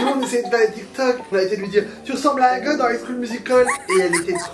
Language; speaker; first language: French; native; French